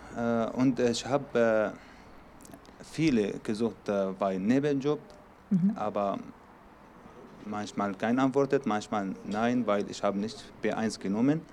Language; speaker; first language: German; non-native, learner; Arabic